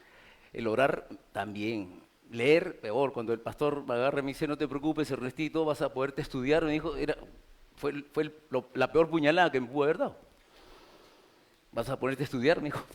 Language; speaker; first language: Spanish; native; Spanish